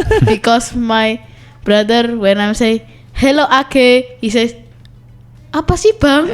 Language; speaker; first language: English; non-native, learner; Indonesian